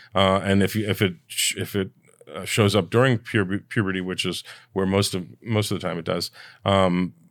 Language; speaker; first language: English; early bilingual, other home language; Italian